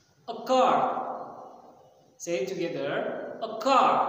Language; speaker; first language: English; non-native, fluent; Indonesian